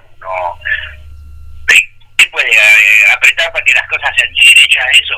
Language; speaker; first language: Spanish; native; Spanish